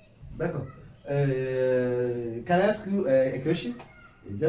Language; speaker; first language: English; non-native, learner; Oromo